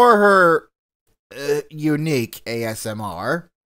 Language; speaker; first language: English; native; English